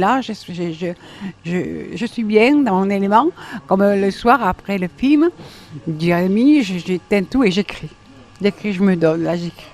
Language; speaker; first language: French; native; French